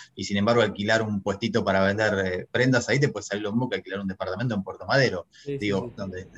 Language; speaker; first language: Spanish; native; Spanish